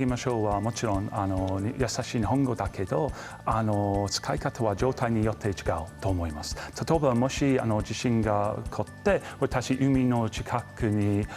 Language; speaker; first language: Japanese; non-native, fluent; English